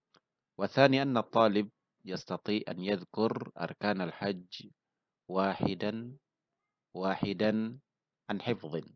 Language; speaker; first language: Arabic; non-native, fluent; Indonesian